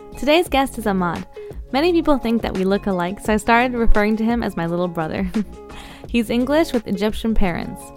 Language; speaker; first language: English; native; English